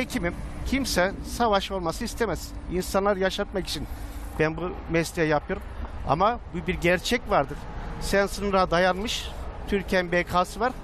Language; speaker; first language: Turkish; native; Turkish